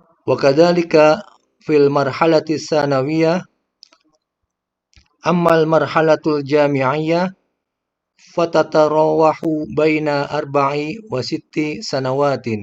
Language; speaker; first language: Arabic; non-native, fluent; Indonesian